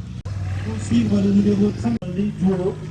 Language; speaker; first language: French; native; French